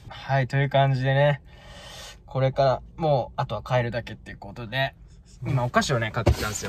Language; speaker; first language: Japanese; native; Japanese